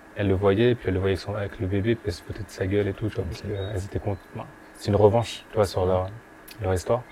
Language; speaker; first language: French; native; French